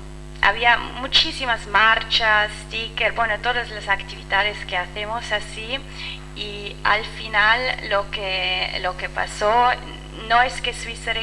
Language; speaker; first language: Spanish; non-native, fluent; French